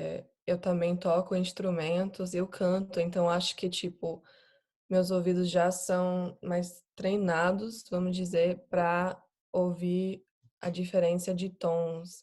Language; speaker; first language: Portuguese; non-native, fluent; English